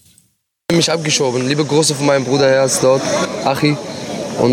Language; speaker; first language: German; non-native, fluent; Arabic